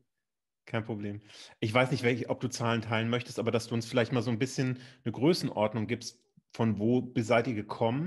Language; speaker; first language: German; native; German